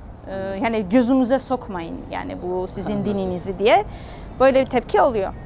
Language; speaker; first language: Turkish; non-native, fluent; Georgian